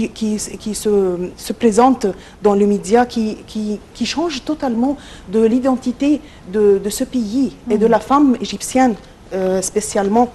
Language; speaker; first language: French; non-native, local second language; Arabic